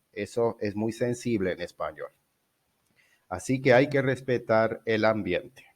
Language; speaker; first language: Spanish; non-native, fluent; Portuguese